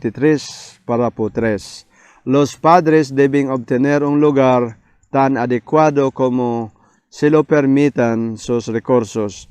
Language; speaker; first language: Spanish; non-native, fluent; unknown